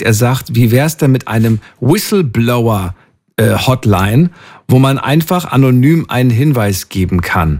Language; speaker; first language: German; native; German